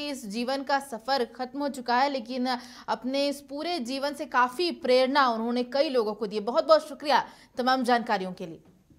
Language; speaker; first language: Hindi; native; Hindi